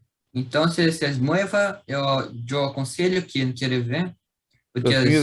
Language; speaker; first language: Spanish; non-native, learner; Portuguese